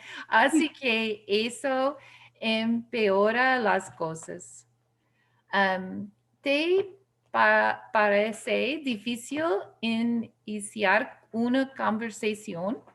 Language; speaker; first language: Spanish; non-native, learner; English